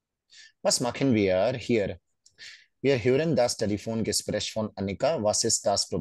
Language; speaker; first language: German; non-native, fluent; Hindi